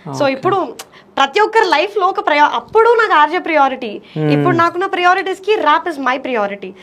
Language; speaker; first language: Telugu; non-native, local second language; Marathi